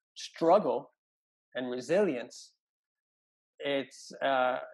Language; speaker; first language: English; early bilingual, other home language; Spanish